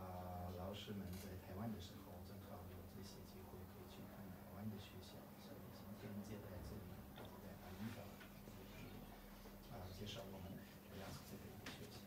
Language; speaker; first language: Chinese; non-native, fluent; Russian